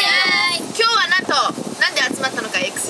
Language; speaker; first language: Japanese; native; Japanese